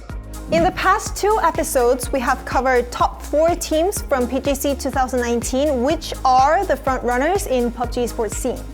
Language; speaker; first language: English; non-native, fluent; Korean